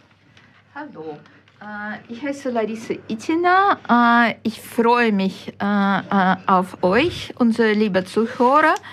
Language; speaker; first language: German; non-native, fluent; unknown